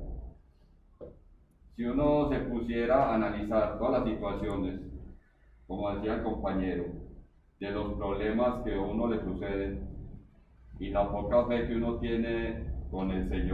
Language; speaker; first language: Spanish; native; Spanish